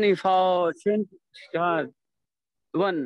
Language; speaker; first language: Chinese; non-native, learner; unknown